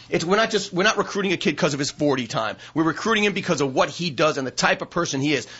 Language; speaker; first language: English; native; English